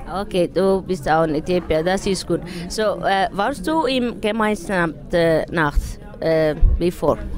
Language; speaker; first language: German; non-native, learner; Tigrinya